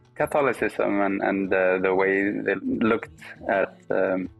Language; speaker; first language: English; non-native, fluent; Swedish